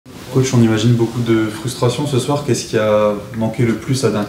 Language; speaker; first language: French; native; French